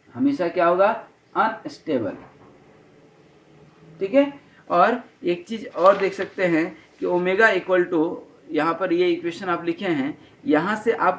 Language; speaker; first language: Hindi; native; Hindi